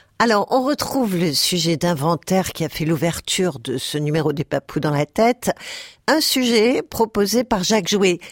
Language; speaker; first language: French; native; French